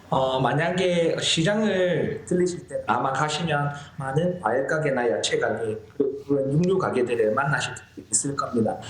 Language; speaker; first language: Korean; native; Korean